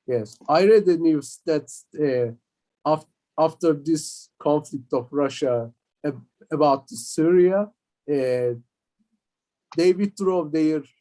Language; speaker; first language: English; non-native, fluent; Turkish